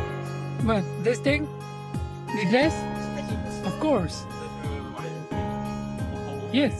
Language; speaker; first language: English; non-native, local second language; Hindi